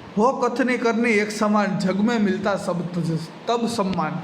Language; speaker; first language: Hindi; non-native, local second language; Gujarati